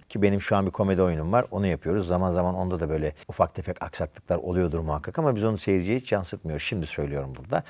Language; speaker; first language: Turkish; native; Turkish